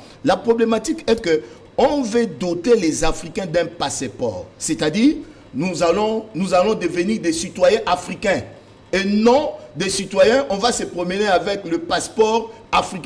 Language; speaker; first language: French; non-native, local second language; Lingala